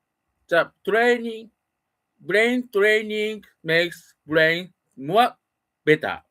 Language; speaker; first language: English; non-native, learner; Japanese